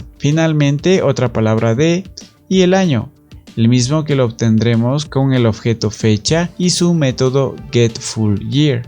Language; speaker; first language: Spanish; native; Spanish